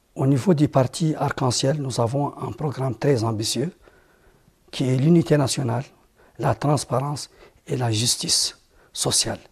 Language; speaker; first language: French; non-native, local second language; Arabic